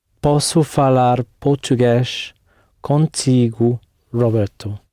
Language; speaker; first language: Portuguese; non-native, learner; English